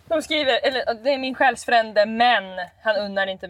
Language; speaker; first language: Swedish; native; Swedish